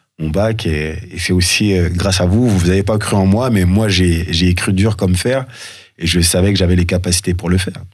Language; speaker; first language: French; early bilingual, other home language; Soninke